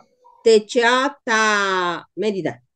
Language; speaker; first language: Chinese; non-native, learner; Spanish